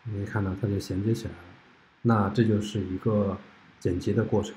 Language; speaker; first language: Chinese; native; Chinese